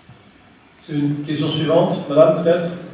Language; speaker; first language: French; native; French